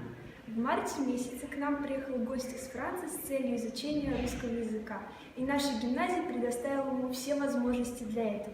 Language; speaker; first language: Russian; native; Russian